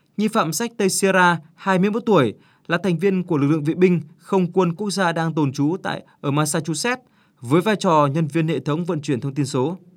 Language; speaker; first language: Vietnamese; native; Vietnamese